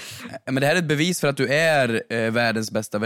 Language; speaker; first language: Swedish; native; Swedish